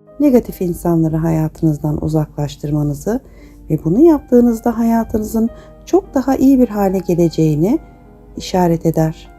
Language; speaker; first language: Turkish; native; Turkish